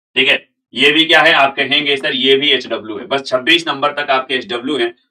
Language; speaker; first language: Hindi; native; Hindi